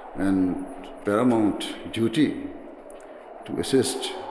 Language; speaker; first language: English; non-native, local second language; Urdu